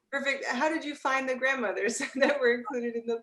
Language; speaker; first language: English; native; English